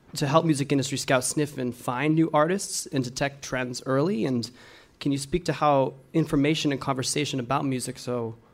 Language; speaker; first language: English; native; English